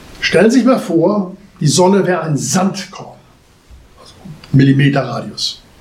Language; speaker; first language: German; native; German